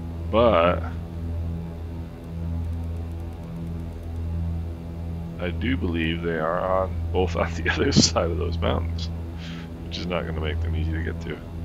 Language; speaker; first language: English; native; English